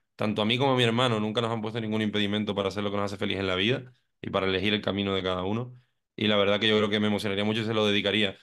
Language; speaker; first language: Spanish; native; Spanish